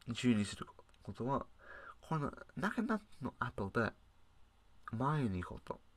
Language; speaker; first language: Japanese; non-native, learner; English